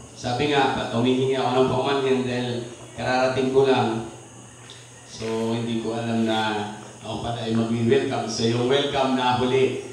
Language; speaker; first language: Filipino; native; Filipino